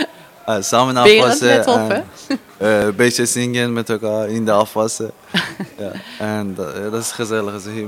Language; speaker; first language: Dutch; non-native, learner; Persian